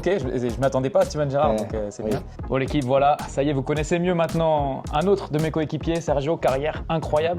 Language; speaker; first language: French; native; French